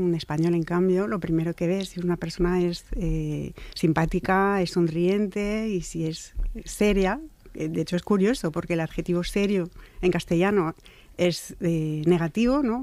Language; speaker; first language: Spanish; non-native, fluent; French